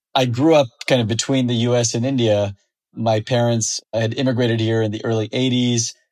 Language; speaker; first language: English; native; English